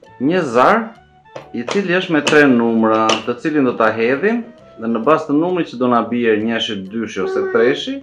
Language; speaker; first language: Albanian; native; Albanian